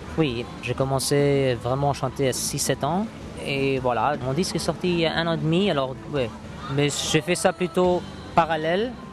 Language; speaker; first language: French; non-native, fluent; English